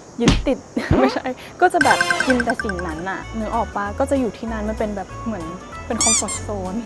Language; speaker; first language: Thai; native; Thai